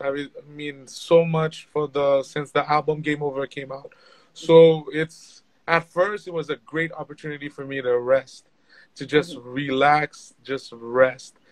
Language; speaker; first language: English; non-native, fluent; Haitian Creole